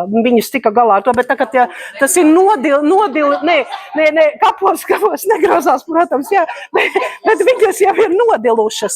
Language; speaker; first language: Latvian; native; Latvian